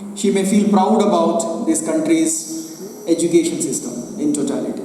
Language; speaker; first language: English; non-native, local second language; Kannada